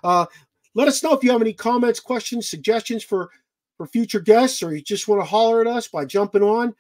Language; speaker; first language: English; native; English